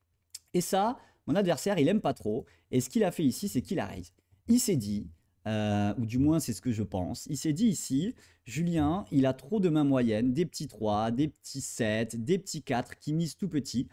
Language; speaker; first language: French; native; French